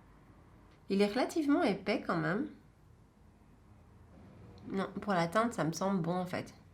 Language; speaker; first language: French; native; French